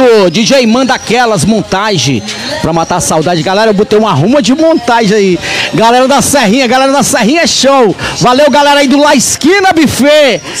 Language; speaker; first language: Portuguese; native; Portuguese